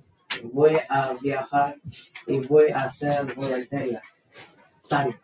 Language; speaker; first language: Spanish; non-native, learner; English